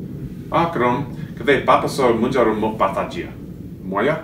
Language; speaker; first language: Korean; non-native, learner; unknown